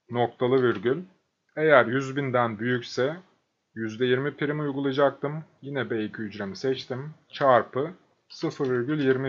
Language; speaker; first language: Turkish; native; Turkish